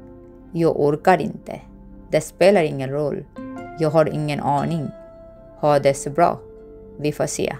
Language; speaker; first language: Swedish; non-native, fluent; Bangla